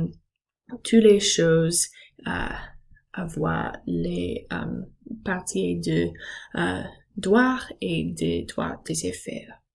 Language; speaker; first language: French; non-native, learner; English